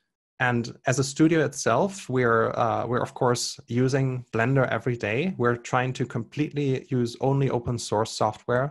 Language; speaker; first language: English; non-native, fluent; German